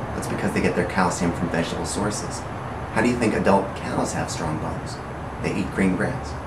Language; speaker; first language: English; native; English